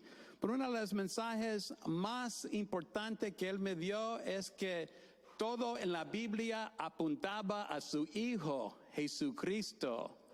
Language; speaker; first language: Spanish; non-native, fluent; English